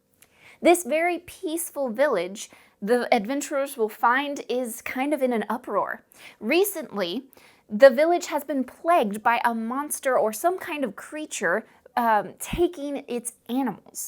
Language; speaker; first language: English; native; English